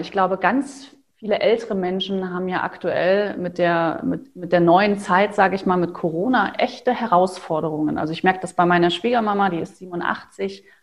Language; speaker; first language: German; native; German